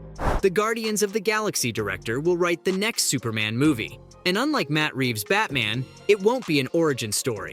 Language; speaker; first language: English; native; English